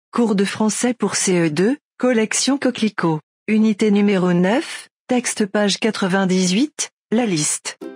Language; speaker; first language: French; non-native, local second language; Arabic